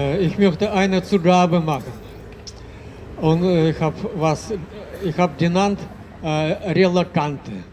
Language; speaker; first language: German; non-native, fluent; Russian